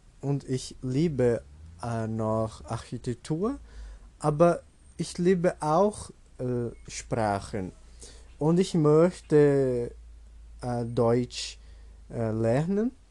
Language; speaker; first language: German; non-native, learner; Portuguese